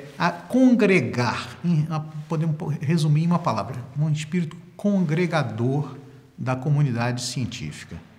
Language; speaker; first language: Portuguese; native; Portuguese